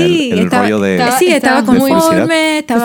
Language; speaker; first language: Spanish; early bilingual, other home language; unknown